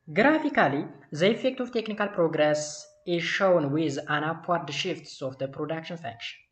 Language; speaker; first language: English; non-native, local second language; Amharic